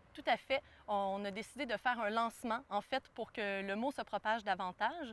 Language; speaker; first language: French; native; French